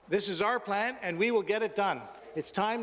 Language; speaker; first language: English; native; English